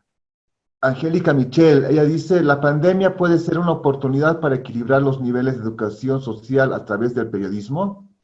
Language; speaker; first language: Spanish; native; Spanish